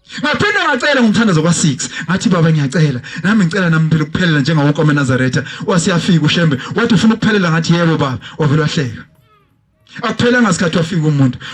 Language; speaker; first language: Zulu; native; Zulu